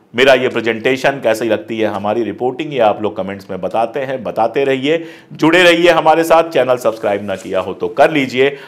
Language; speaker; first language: Hindi; native; Hindi